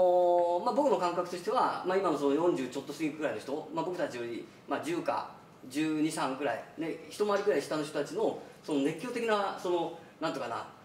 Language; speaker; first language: Japanese; native; Japanese